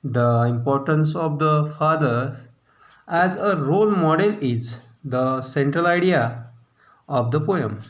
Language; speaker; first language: English; non-native, local second language; Marathi